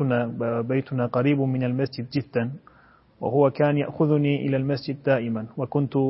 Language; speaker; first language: Arabic; non-native, fluent; Turkish